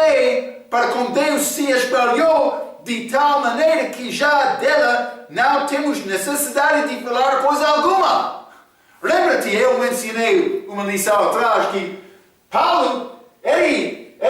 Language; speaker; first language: Portuguese; non-native, fluent; English